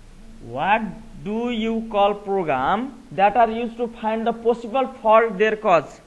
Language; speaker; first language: English; non-native, local second language; Nepali